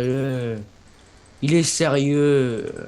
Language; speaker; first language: French; native; French